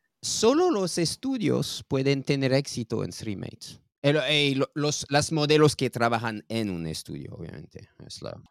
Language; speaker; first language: Spanish; non-native, learner; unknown